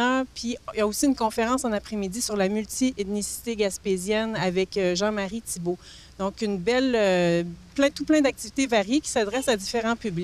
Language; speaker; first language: French; native; French